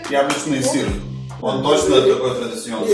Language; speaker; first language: Russian; non-native, local second language; Lithuanian